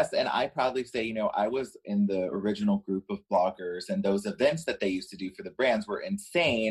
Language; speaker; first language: English; native; English